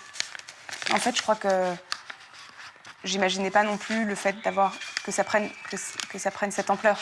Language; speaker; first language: French; native; French